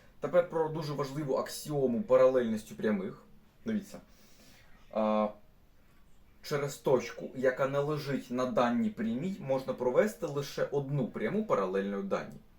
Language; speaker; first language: Ukrainian; non-native, local second language; Russian